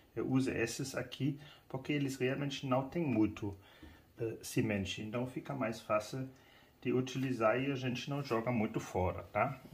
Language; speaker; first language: Portuguese; non-native, fluent; German